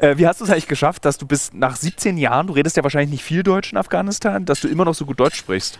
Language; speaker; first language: German; native; German